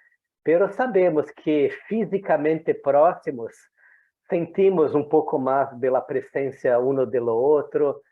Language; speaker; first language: Spanish; non-native, fluent; Portuguese